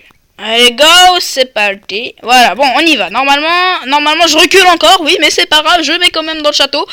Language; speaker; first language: French; native; French